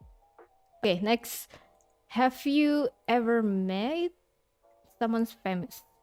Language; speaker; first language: English; non-native, fluent; Indonesian